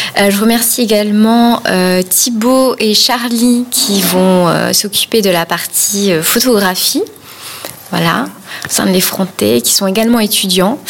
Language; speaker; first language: French; native; French